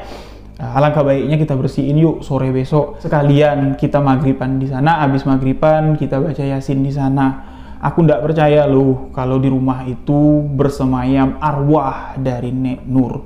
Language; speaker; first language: Indonesian; native; Indonesian